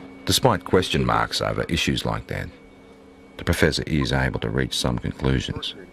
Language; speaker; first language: English; native; English